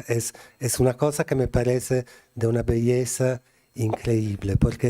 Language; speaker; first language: Spanish; non-native, fluent; Italian